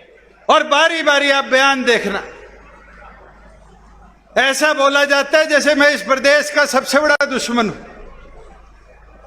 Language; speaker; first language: Hindi; native; Hindi